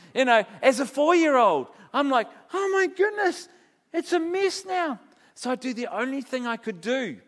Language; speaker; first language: English; native; English